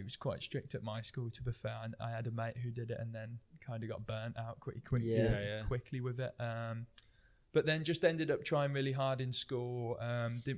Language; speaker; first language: English; native; English